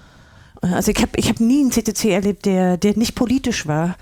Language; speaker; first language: German; native; German